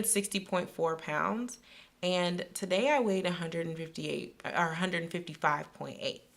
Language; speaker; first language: English; native; English